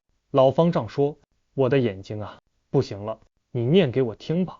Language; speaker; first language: Chinese; native; Chinese